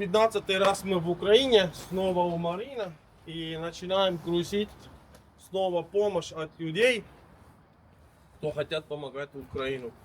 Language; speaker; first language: Russian; non-native, learner; Estonian